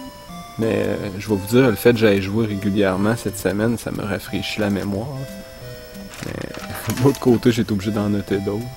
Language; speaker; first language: French; native; French